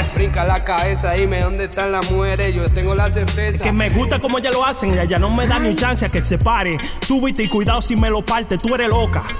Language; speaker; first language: Spanish; native; Spanish